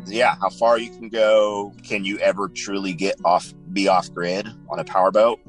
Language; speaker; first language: English; native; English